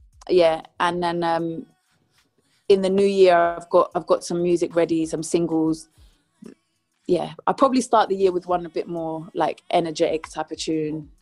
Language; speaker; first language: English; early bilingual, other home language; Spanish